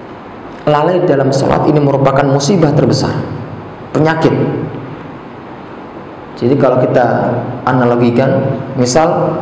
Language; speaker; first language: Indonesian; native; Indonesian